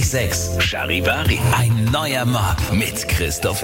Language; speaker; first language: German; native; German